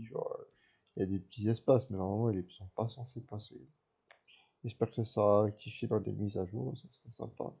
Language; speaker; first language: French; native; French